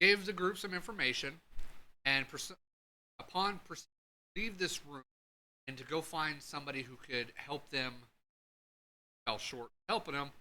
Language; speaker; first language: English; native; English